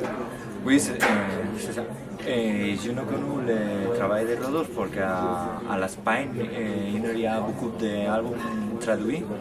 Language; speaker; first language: French; non-native, learner; Spanish